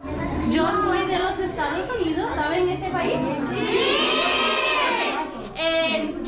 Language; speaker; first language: Spanish; non-native, fluent; English